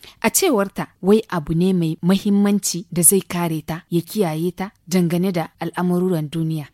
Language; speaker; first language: Hausa; native; Hausa